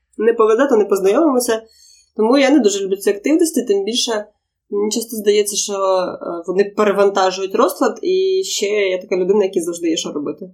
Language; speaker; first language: Ukrainian; non-native, local second language; Russian